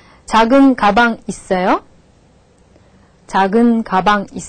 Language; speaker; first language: Korean; non-native, fluent; Russian